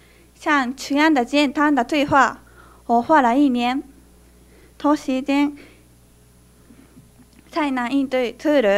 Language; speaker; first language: Chinese; non-native, fluent; Japanese